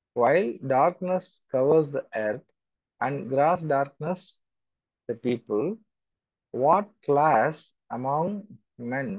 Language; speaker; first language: English; non-native, local second language; Tamil